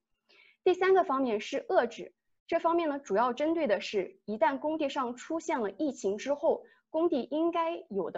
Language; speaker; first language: Chinese; native; Chinese